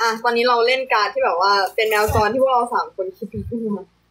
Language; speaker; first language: Thai; early bilingual, heritage; Thai